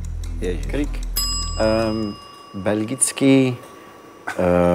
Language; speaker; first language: Czech; non-native, fluent; French